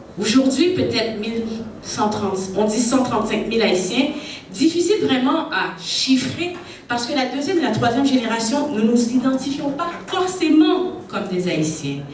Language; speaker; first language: French; native; French